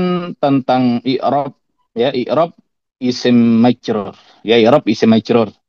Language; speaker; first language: Arabic; non-native, fluent; Indonesian